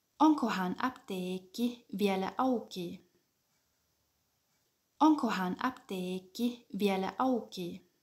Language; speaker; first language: Finnish; non-native, fluent; German